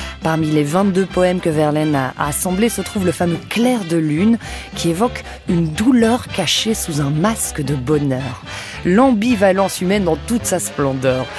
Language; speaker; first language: French; native; French